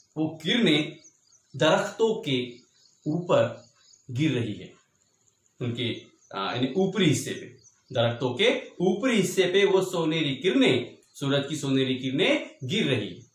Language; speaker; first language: Hindi; non-native, local second language; Marathi